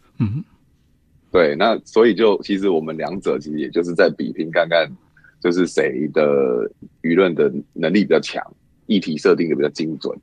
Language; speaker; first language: Chinese; native; Chinese